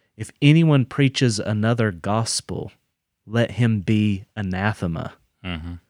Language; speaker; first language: English; native; English